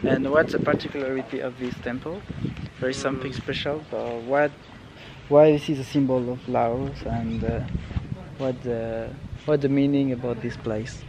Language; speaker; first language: English; non-native, fluent; French